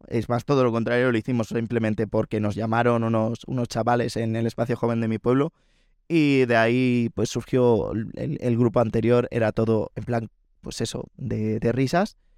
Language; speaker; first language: Spanish; native; Spanish